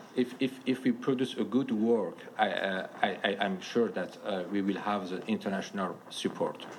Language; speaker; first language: English; non-native, learner; Persian